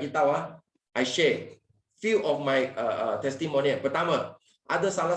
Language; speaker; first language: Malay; non-native, local second language; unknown